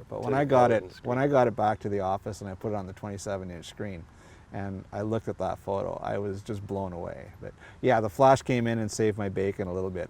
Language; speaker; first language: English; native; English